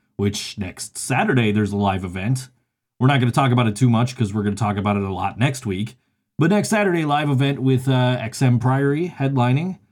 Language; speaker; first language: English; native; English